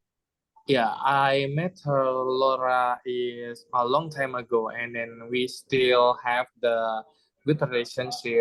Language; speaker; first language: English; non-native, learner; Indonesian